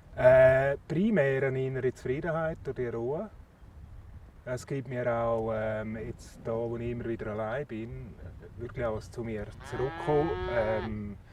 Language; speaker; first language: German; native; German